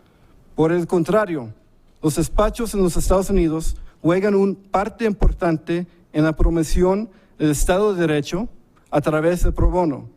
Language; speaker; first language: Spanish; early bilingual, heritage; English